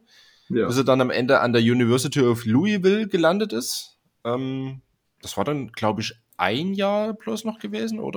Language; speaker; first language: German; native; German